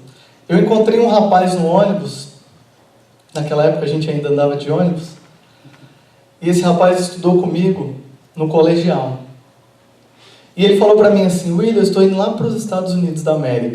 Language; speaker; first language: Portuguese; native; Portuguese